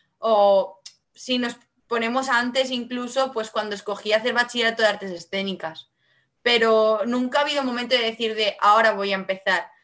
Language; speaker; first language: Spanish; non-native, local second language; Catalan